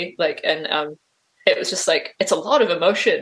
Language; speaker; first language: English; native; English